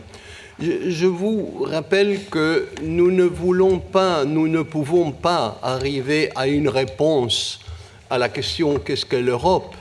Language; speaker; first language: French; non-native, fluent; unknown